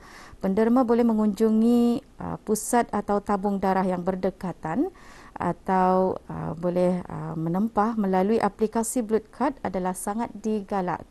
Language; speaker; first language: Malay; native; Malay